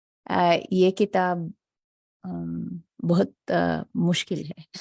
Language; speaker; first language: Hindi; non-native, learner; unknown